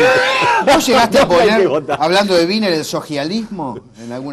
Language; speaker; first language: Spanish; native; Spanish